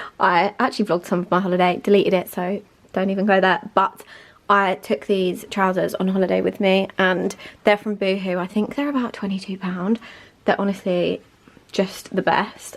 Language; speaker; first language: English; native; English